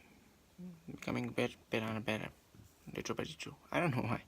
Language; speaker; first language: English; non-native, learner; Japanese